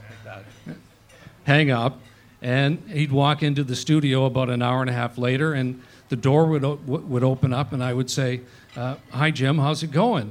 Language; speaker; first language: English; native; English